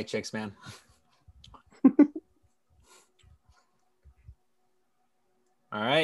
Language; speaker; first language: English; native; English